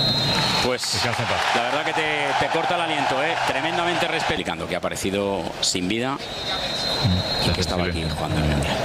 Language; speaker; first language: Spanish; native; Spanish